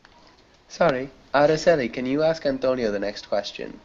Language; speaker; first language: English; non-native, fluent; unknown